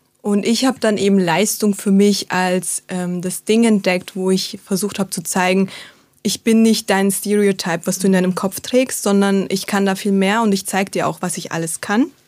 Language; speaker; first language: German; early bilingual, other home language; Turkish